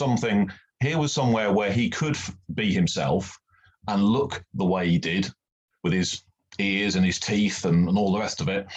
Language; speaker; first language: English; native; English